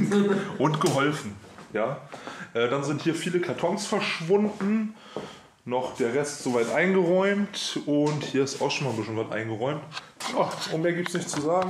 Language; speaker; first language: German; native; German